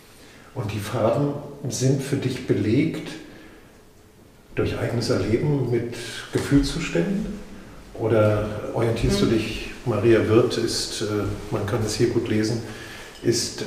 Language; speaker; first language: German; native; German